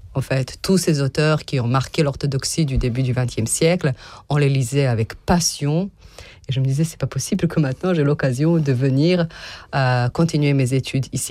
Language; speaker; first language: French; non-native, fluent; Serbian